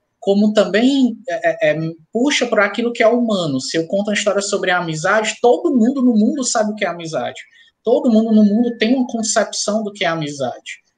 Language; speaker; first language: Portuguese; native; Portuguese